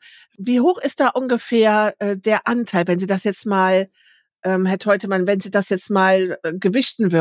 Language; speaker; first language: German; native; German